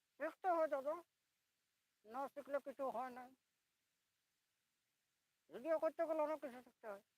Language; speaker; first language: Hindi; non-native, local second language; Bangla